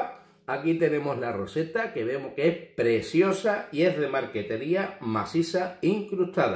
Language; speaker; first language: Spanish; native; Spanish